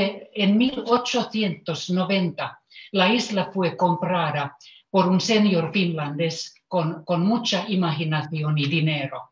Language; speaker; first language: Spanish; non-native, fluent; Finnish